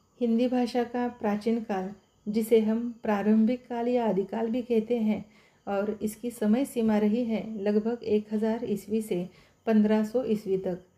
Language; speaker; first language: Hindi; non-native, local second language; Marathi